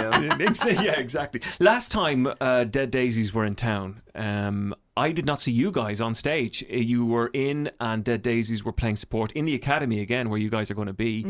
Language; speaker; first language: English; native; English